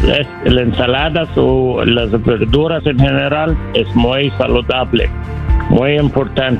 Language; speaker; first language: Spanish; non-native, learner; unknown